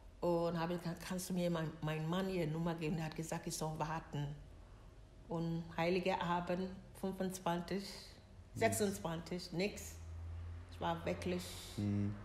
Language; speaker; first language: German; non-native, learner; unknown